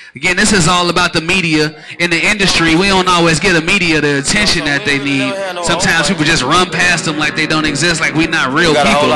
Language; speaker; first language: English; native; English